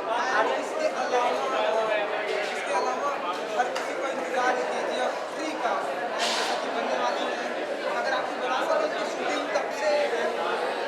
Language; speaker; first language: Hindi; native; Hindi